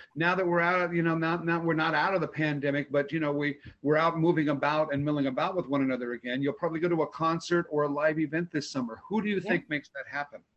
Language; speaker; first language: English; native; English